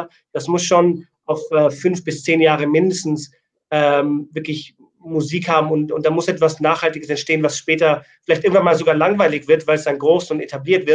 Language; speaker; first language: German; native; German